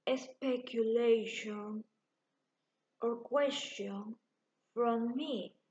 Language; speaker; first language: English; non-native, learner; Spanish